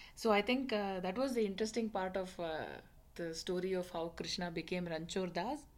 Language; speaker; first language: English; non-native, local second language; Tamil